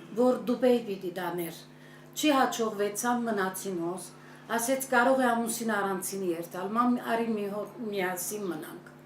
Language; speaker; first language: Armenian; early bilingual, heritage; Armenian